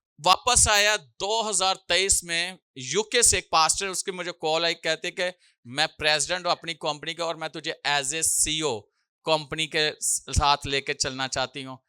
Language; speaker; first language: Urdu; non-native, local second language; Punjabi